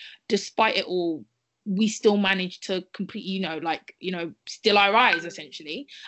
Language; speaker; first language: English; native; English